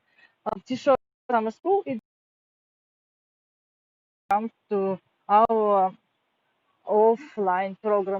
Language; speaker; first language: English; non-native, fluent; Russian